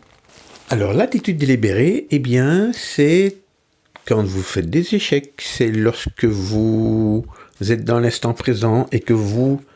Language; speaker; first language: French; native; French